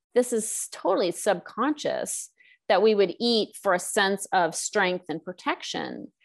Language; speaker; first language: English; native; English